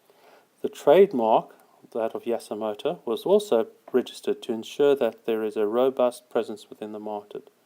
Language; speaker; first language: English; native; English